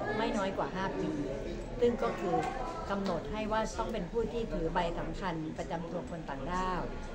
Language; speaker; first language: Thai; native; Thai